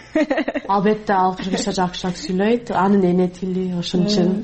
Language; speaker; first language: Kyrgyz; non-native, fluent; English